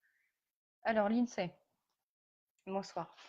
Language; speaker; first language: French; native; French